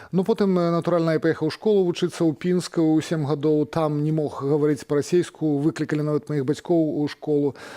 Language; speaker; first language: Belarusian; native; Belarusian